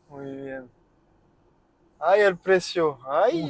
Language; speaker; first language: Spanish; non-native, learner; French